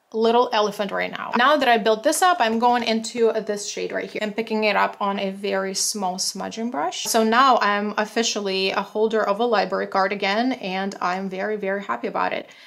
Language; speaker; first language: English; non-native, fluent; Russian